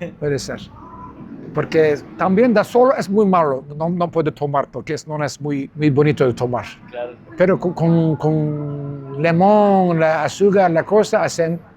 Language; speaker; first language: Spanish; non-native, learner; Turkish